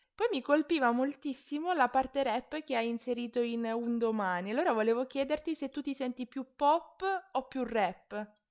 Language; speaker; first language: Italian; native; Italian